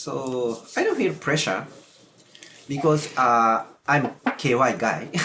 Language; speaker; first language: English; non-native, learner; Japanese